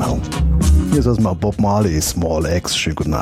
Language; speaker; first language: German; native; German